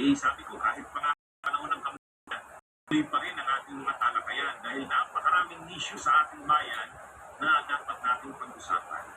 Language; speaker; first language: Filipino; non-native, local second language; Bikol